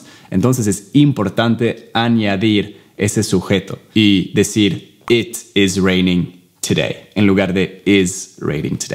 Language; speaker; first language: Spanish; non-native, fluent; English